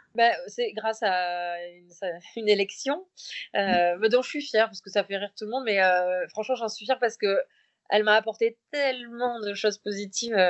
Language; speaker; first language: French; native; French